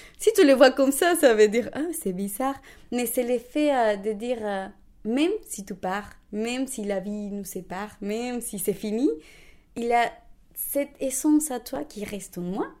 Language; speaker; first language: French; non-native, fluent; Spanish